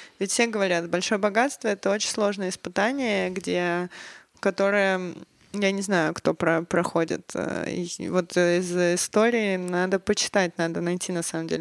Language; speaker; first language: Russian; native; Russian